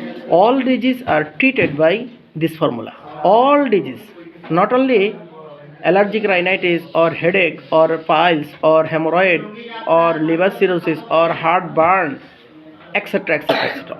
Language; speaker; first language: English; non-native, local second language; Bangla